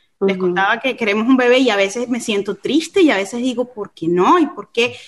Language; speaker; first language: Spanish; native; Spanish